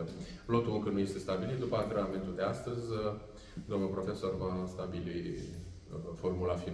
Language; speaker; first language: Romanian; native; Romanian